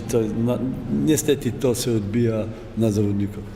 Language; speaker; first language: Polish; non-native, fluent; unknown